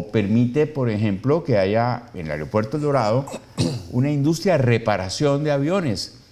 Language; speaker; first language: Spanish; native; Spanish